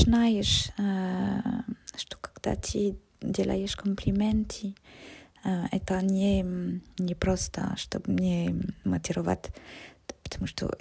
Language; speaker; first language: Russian; non-native, learner; French